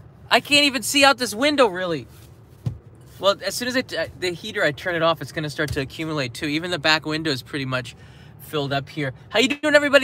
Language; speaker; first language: English; native; English